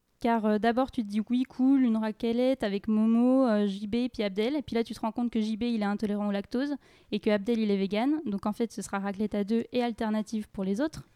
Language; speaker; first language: French; native; French